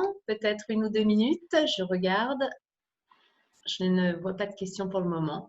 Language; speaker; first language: French; native; French